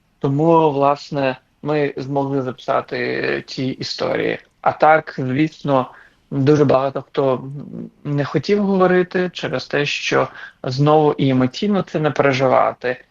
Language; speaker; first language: Ukrainian; non-native, local second language; Crimean Tatar